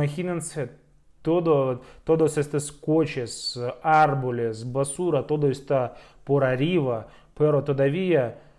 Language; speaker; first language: Spanish; non-native, fluent; Russian